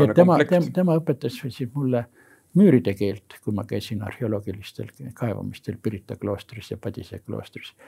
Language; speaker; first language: Estonian; native; Estonian